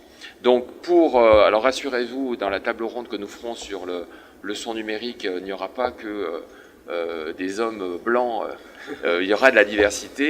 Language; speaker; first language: French; native; French